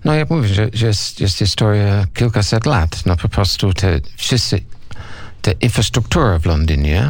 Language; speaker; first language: Polish; non-native, fluent; English